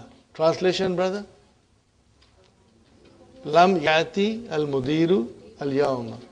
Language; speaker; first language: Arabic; non-native, fluent; Urdu